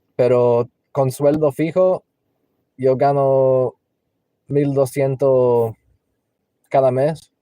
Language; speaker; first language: Spanish; non-native, learner; English